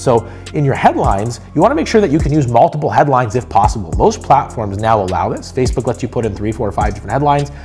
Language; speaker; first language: English; native; English